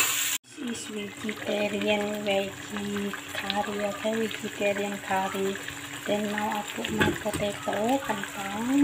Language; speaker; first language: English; non-native, learner; Indonesian